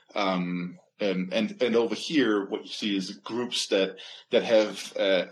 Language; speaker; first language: English; non-native, fluent; Danish